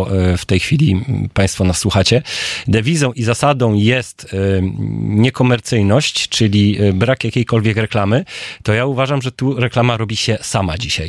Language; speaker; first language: Polish; native; Polish